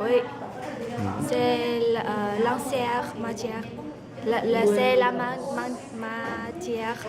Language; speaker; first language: French; non-native, learner; Vietnamese